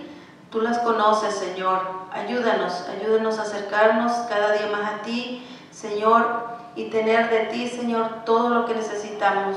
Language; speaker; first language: Spanish; native; Spanish